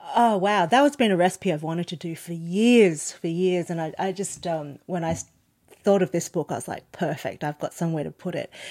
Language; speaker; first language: English; non-native, local second language; Cantonese